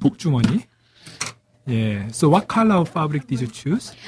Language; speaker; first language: English; non-native, learner; Korean